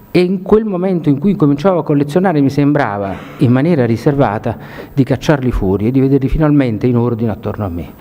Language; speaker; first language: Italian; native; Italian